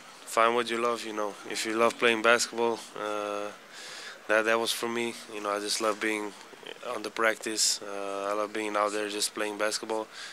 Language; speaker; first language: English; non-native, fluent; Slovenian